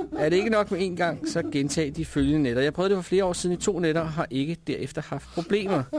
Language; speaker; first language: Danish; native; Danish